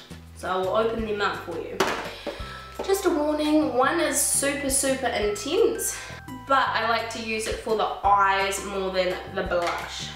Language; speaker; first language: English; native; English